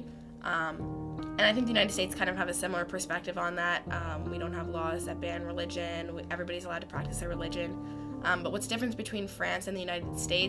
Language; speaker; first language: English; native; English